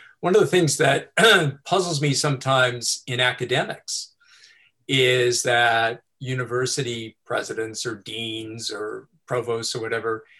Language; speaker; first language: English; native; English